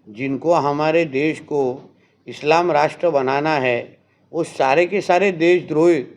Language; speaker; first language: Hindi; non-native, local second language; Marathi